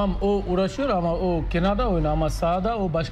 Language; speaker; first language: Turkish; non-native, learner; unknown